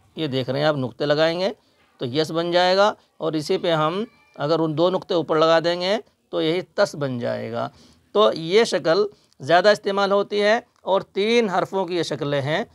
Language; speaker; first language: Hindi; native; Hindi